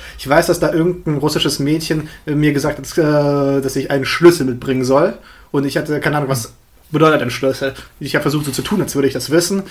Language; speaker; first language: German; early bilingual, other home language; Russian